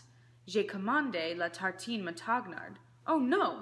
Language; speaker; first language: French; non-native, learner; English